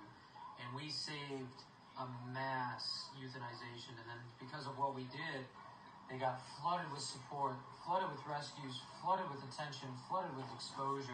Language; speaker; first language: English; native; English